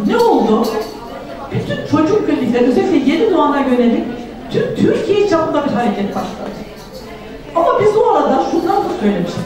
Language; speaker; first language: Turkish; native; Turkish